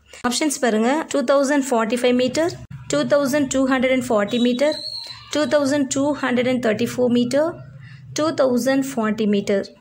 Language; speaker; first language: English; non-native, local second language; Tamil